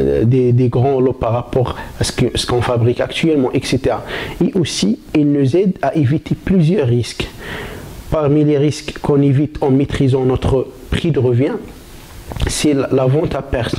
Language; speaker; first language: French; non-native, local second language; Arabic